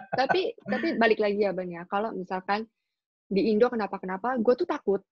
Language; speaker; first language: Indonesian; non-native, local second language; Hakka Chinese